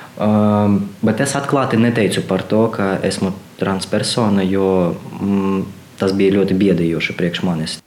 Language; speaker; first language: Latvian; non-native, local second language; Russian